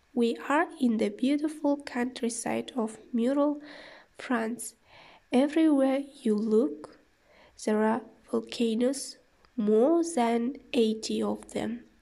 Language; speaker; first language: English; non-native, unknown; Kazakh